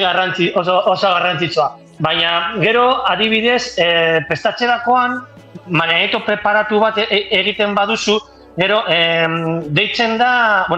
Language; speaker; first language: Basque; non-native, local second language; Spanish